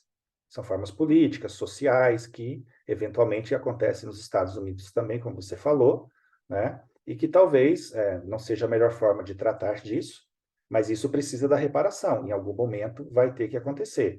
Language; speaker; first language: Portuguese; native; Portuguese